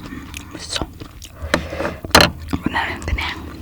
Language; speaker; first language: Korean; non-native, fluent; Hindi